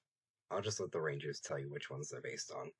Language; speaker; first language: English; native; English